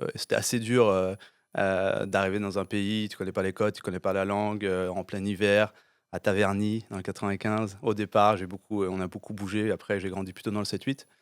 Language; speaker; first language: French; early bilingual, other home language; English